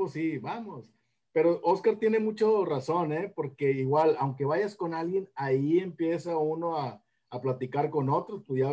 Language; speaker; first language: Spanish; native; Spanish